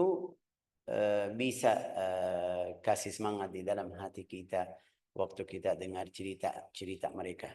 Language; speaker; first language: Indonesian; non-native, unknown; Arabic